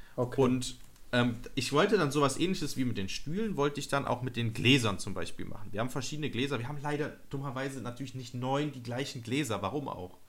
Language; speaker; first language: German; native; German